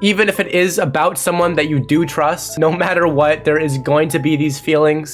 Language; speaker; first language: English; native; English